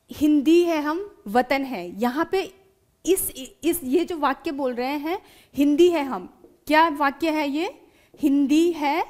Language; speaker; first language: Hindi; native; Hindi